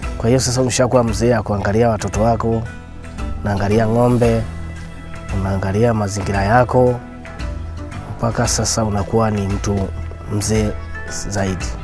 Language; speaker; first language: Swahili; non-native, local second language; Masai